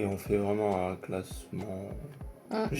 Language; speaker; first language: French; native; French